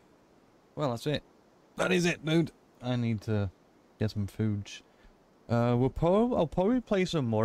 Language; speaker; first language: English; native; English